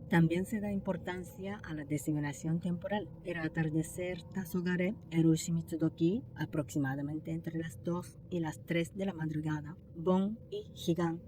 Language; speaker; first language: Spanish; non-native, fluent; Japanese